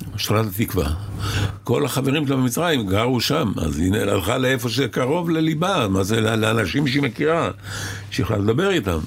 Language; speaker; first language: Hebrew; early bilingual, other home language; Arabic